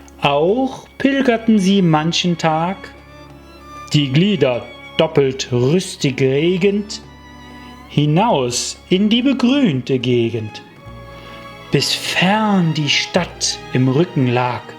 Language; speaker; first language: German; native; German